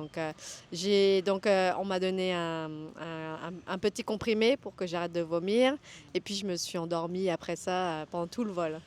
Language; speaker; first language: French; early bilingual, other home language; Vietnamese